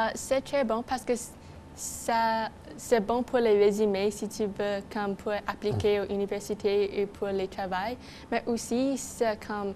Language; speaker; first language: French; non-native, local second language; English